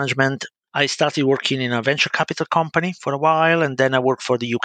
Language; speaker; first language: English; non-native, fluent; Italian